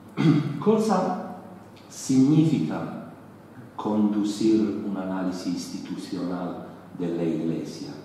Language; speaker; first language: Spanish; non-native, learner; Italian